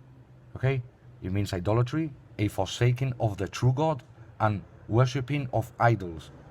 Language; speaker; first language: English; non-native, fluent; Spanish